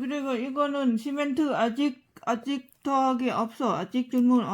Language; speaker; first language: Korean; non-native, learner; Lao